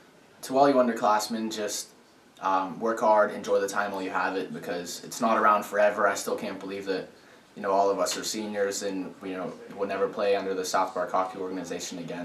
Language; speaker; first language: English; native; English